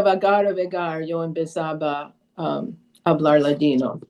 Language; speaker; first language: Spanish; early bilingual, heritage; Spanish